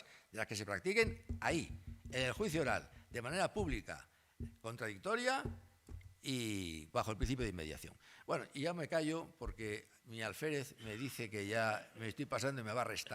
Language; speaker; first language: Spanish; native; Spanish